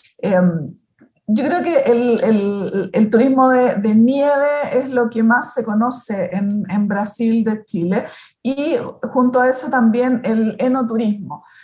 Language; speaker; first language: Spanish; native; Spanish